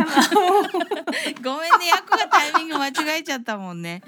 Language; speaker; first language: Japanese; early bilingual, heritage; Japanese